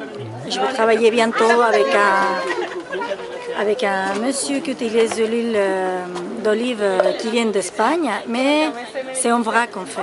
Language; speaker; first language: French; non-native, fluent; Spanish